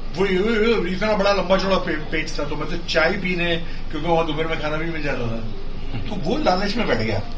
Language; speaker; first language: Hindi; native; Hindi